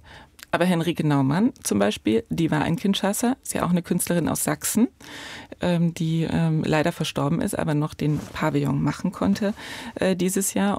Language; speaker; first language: German; native; German